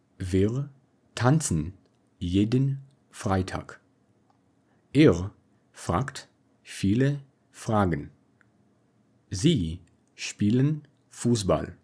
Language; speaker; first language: German; non-native, fluent; English